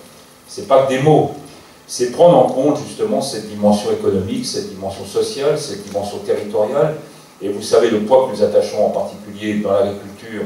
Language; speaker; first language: French; native; French